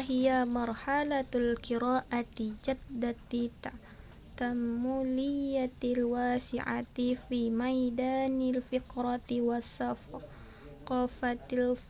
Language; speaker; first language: Arabic; non-native, learner; Indonesian